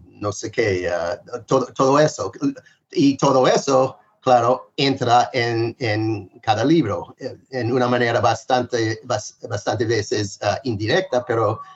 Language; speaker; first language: Spanish; non-native, fluent; English